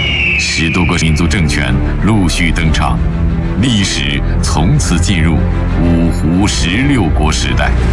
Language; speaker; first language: Chinese; native; Chinese